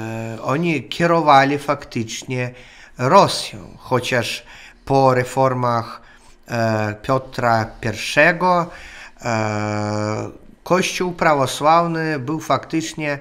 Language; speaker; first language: Polish; non-native, learner; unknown